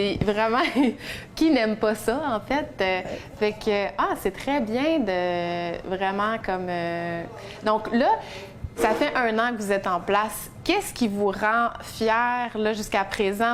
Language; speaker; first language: French; native; French